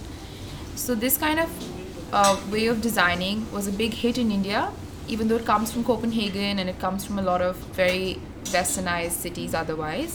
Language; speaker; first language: English; non-native, local second language; Hindi